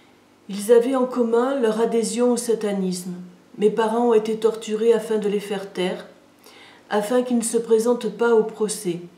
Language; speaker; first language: French; native; French